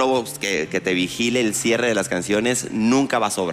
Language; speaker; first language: Spanish; native; Spanish